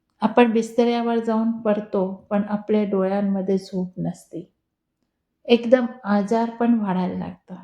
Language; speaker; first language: Marathi; non-native, local second language; Hindi